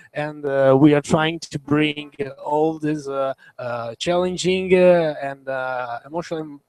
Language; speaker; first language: English; non-native, learner; Italian